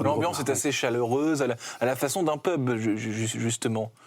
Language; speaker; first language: French; native; French